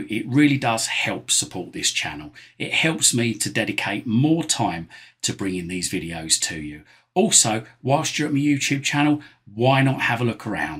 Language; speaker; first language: English; native; English